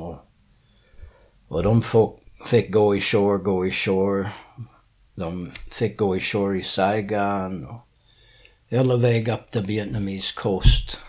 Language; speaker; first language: Swedish; early bilingual, heritage; English